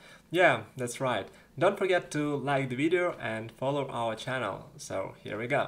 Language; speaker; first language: English; non-native, fluent; Russian